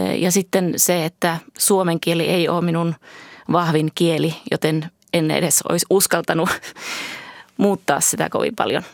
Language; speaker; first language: Finnish; early bilingual, heritage; Finnish